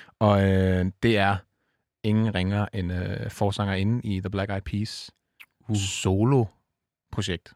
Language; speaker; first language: Danish; native; Danish